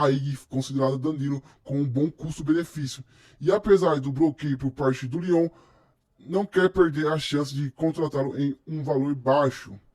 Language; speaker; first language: Portuguese; native; Portuguese